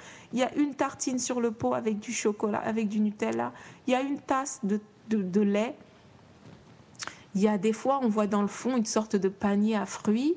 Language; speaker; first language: French; native; French